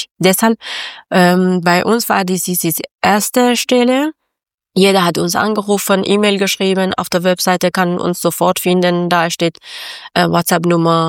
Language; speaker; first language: German; non-native, learner; Persian